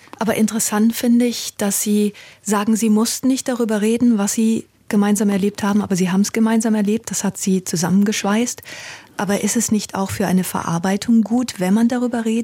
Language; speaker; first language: German; native; German